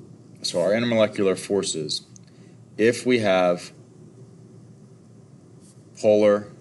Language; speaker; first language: English; native; English